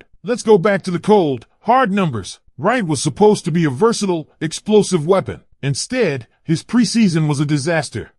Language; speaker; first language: English; native; English